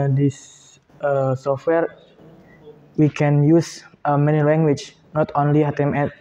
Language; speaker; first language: English; non-native, learner; Indonesian